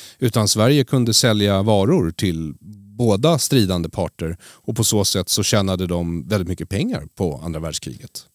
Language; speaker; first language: Swedish; native; Swedish